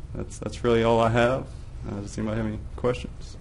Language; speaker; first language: English; native; English